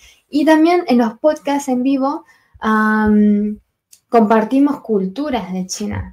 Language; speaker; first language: Spanish; non-native, fluent; Chinese